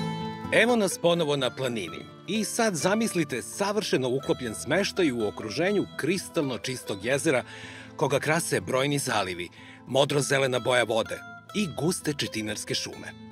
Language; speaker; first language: Serbian; native; Serbian